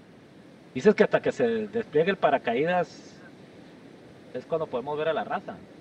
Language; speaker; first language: Spanish; native; Spanish